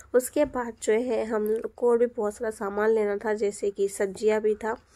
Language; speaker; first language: Hindi; non-native, local second language; Bangla